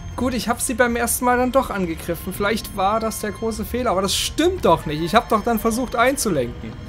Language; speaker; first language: German; native; German